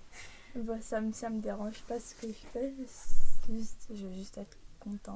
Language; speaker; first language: French; early bilingual, heritage; English